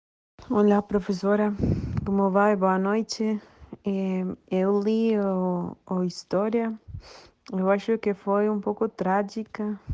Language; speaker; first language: Portuguese; non-native, learner; Spanish